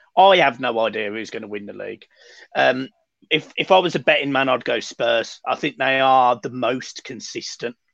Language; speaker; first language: English; native; English